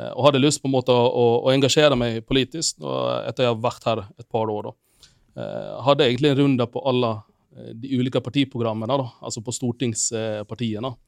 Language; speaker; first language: Norwegian; non-native, fluent; Finnish